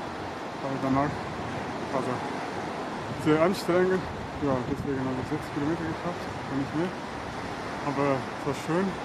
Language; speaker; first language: German; non-native, learner; Italian